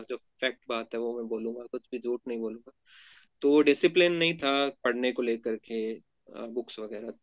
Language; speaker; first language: Hindi; native; Hindi